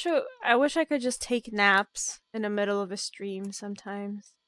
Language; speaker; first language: English; non-native, fluent; Polish